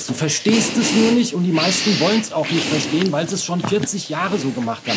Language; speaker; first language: German; native; German